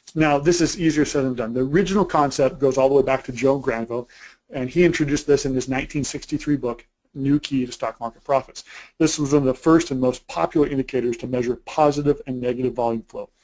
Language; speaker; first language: English; native; English